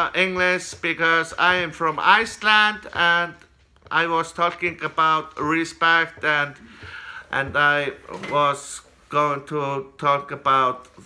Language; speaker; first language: English; non-native, learner; Icelandic